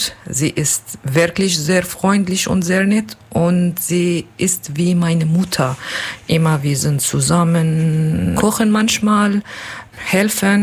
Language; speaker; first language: German; non-native, learner; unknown